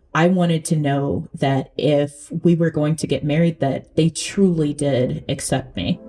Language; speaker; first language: English; early bilingual, other home language; Akan